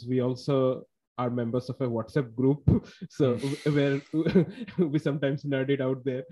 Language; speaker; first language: English; non-native, local second language; Assamese